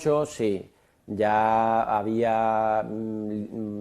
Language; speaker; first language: Spanish; native; Spanish